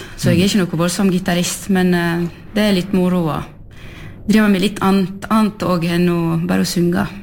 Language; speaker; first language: Norwegian; early bilingual, heritage; French